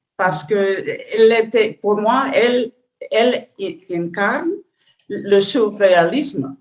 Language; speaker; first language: French; non-native, learner; Spanish